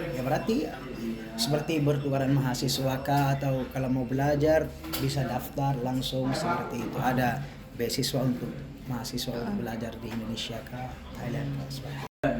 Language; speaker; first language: Indonesian; non-native, fluent; Thai